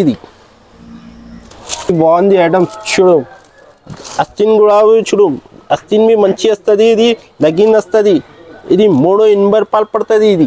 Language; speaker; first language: Telugu; non-native, local second language; Urdu